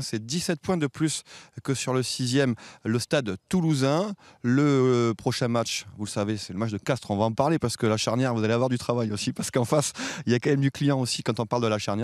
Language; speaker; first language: French; native; French